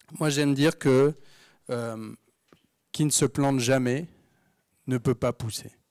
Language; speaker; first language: French; native; French